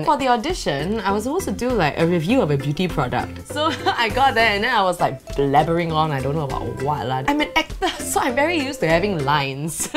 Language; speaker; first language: English; native; English